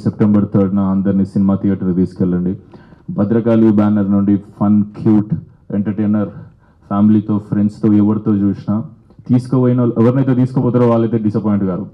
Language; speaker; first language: Telugu; native; Telugu